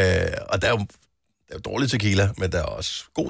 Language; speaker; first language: Danish; native; Danish